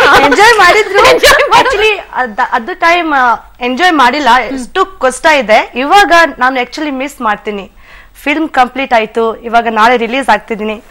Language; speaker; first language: Kannada; non-native, local second language; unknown